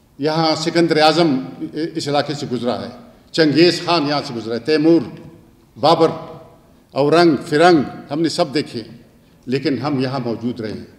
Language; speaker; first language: Urdu; non-native, local second language; Pashto